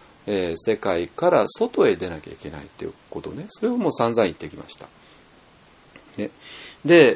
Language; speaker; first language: Japanese; native; Japanese